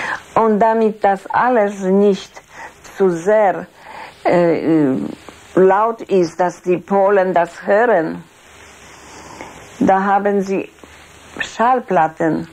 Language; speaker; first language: German; non-native, fluent; Polish